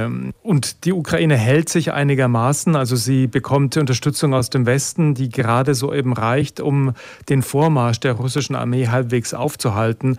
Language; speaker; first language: German; native; German